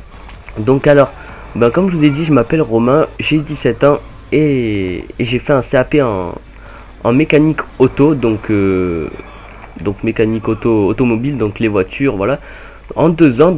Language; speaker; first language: French; native; French